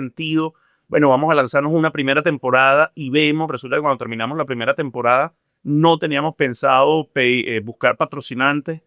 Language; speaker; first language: Spanish; native; Spanish